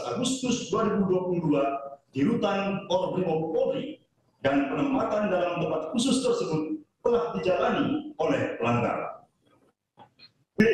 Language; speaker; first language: Indonesian; native; Indonesian